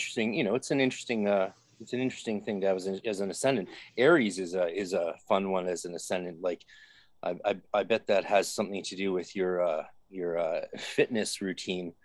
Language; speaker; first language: English; native; English